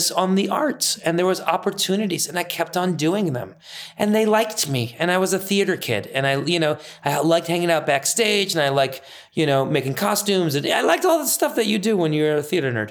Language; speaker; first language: English; early bilingual, other home language; Persian